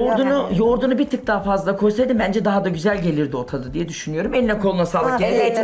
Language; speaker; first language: Turkish; native; Turkish